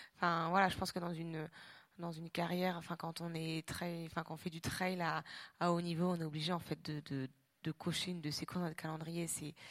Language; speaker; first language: French; native; French